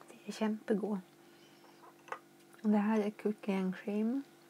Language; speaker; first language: English; non-native, fluent; Norwegian